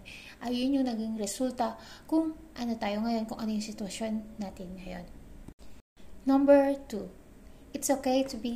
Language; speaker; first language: English; non-native, local second language; Filipino